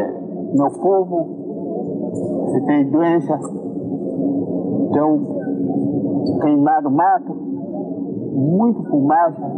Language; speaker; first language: Portuguese; non-native, local second language; Kayapó